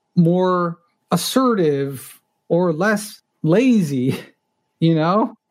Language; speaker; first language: English; early bilingual, other home language; Spanish